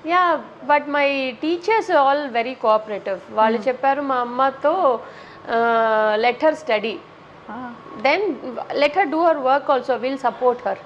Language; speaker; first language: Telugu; non-native, local second language; Tamil